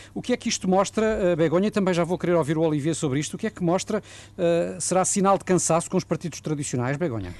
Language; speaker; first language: Portuguese; native; Portuguese